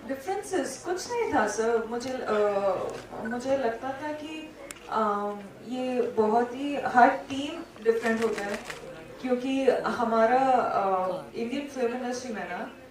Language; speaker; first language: Hindi; non-native, local second language; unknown